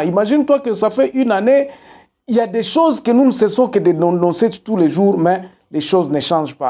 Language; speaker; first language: French; non-native, local second language; Lingala